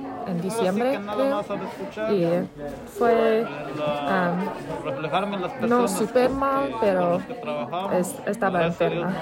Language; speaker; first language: Spanish; non-native, learner; English